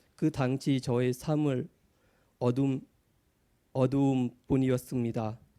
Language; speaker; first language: Korean; non-native, fluent; Thai